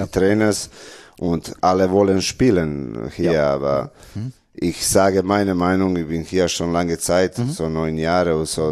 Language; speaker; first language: German; non-native, learner; Serbian